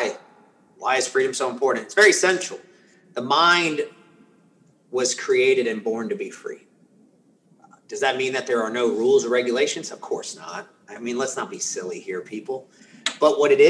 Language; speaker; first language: English; early bilingual, other home language; Spanish